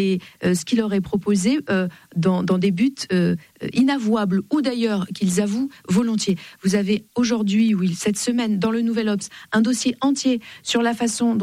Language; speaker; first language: French; native; French